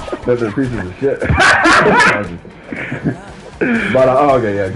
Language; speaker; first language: English; native; English